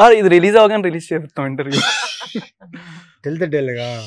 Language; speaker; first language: Telugu; native; Telugu